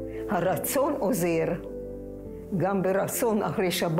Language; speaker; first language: Hebrew; non-native, fluent; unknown